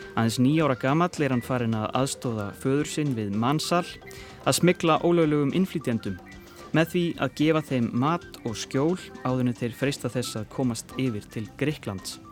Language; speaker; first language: Icelandic; native; Icelandic